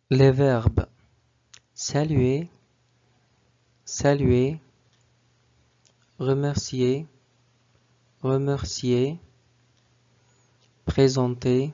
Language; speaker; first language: French; non-native, fluent; Arabic